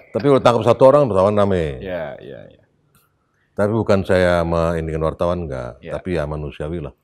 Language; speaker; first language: Indonesian; native; Indonesian